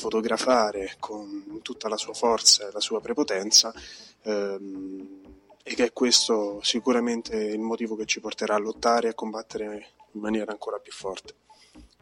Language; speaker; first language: Italian; native; Italian